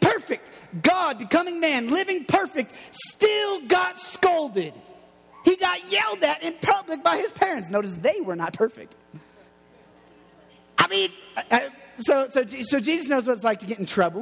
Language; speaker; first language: English; native; English